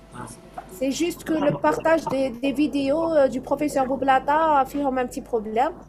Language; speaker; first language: French; non-native, local second language; Arabic